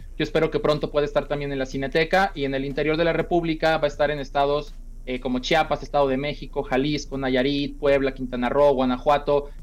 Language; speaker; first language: Spanish; native; Spanish